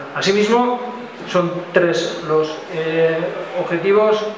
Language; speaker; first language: Spanish; non-native, local second language; Basque